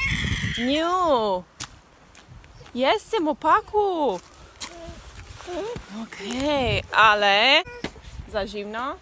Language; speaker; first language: Polish; non-native, fluent; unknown